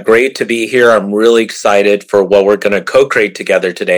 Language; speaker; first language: English; early bilingual, other home language; Japanese